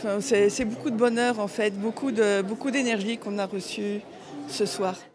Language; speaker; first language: French; native; French